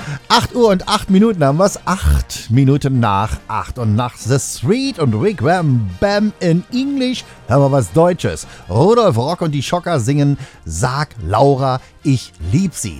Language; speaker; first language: German; native; German